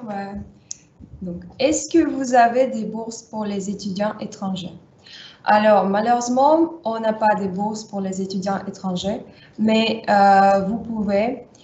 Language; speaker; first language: French; non-native, fluent; Russian